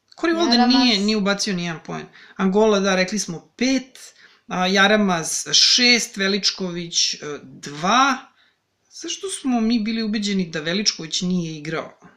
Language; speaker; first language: Serbian; native; Serbian